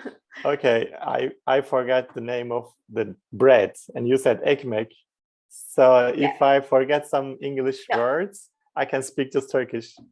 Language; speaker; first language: English; non-native, fluent; Turkish